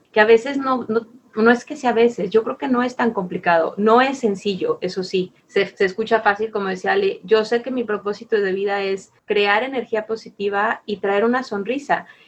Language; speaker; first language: Spanish; native; Spanish